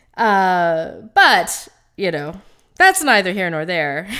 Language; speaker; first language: English; native; English